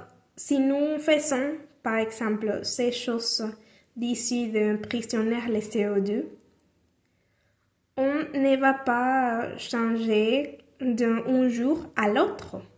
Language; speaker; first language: French; non-native, learner; Spanish